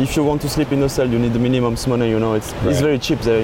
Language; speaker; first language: English; non-native, learner; French